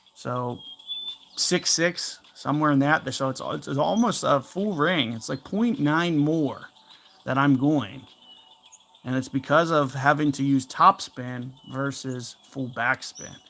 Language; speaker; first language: English; native; English